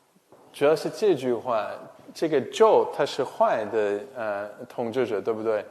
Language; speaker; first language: Chinese; non-native, fluent; English